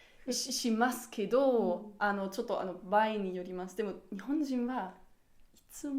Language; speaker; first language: Japanese; non-native, learner; German